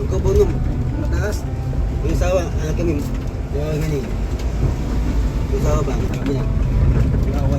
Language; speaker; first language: Filipino; non-native, local second language; Cebuano